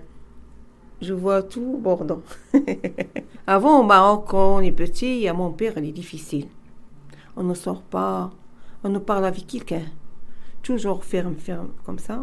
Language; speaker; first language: French; non-native, learner; Arabic